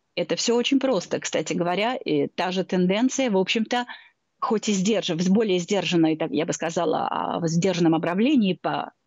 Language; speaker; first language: Russian; native; Russian